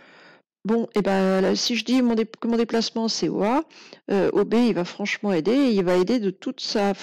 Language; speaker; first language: French; native; French